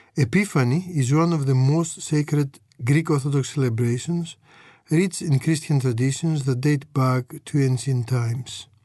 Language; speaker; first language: English; non-native, fluent; Greek